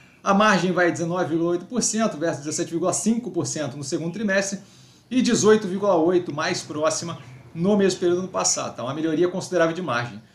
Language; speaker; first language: Portuguese; native; Portuguese